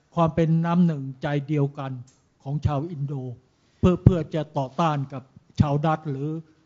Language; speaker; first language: Thai; native; Thai